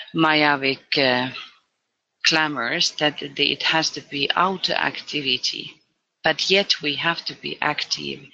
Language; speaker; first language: English; non-native, fluent; Finnish